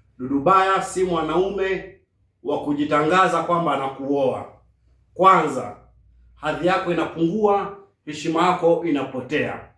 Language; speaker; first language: Swahili; native; Swahili